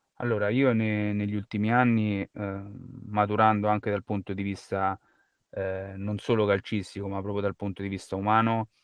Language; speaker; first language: Italian; native; Italian